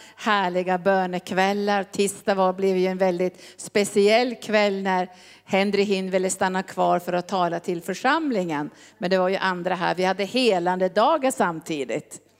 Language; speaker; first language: Swedish; native; Swedish